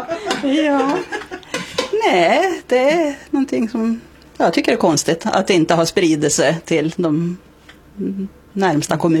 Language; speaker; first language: Swedish; native; Swedish